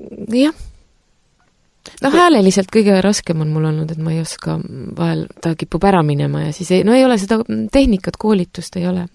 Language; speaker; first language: Estonian; native; Estonian